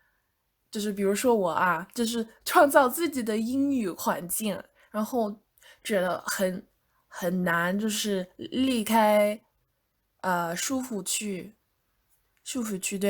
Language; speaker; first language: Chinese; non-native, fluent; English